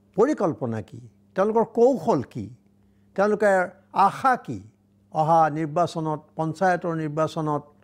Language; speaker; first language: Assamese; native; Assamese